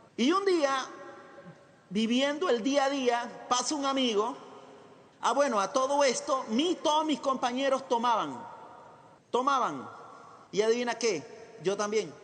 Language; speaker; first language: Spanish; native; Spanish